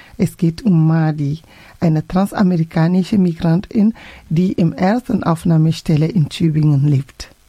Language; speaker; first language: German; non-native, fluent; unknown